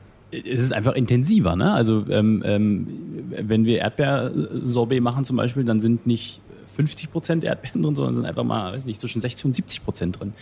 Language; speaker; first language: German; native; German